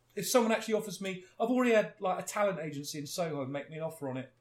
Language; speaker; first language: English; native; English